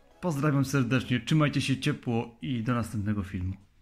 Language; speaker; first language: Polish; native; Polish